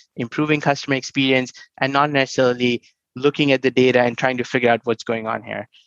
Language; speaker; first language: English; non-native, local second language; Hindi